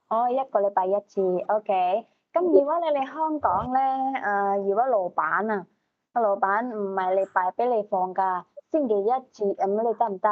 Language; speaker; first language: Cantonese; native; Cantonese